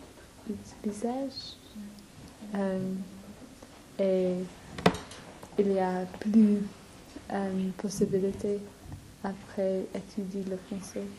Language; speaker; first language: French; non-native, learner; English